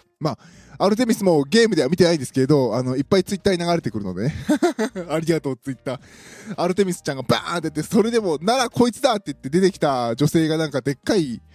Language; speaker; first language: Japanese; native; Japanese